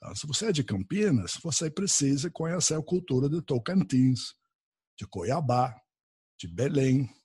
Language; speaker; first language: Portuguese; non-native, fluent; English